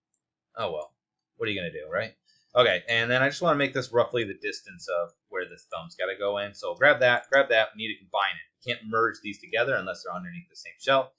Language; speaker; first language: English; native; English